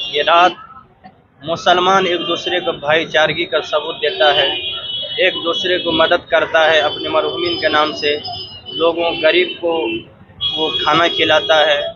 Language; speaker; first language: Urdu; native; Urdu